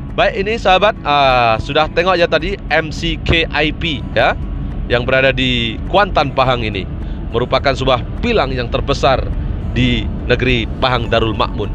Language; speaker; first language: Indonesian; native; Indonesian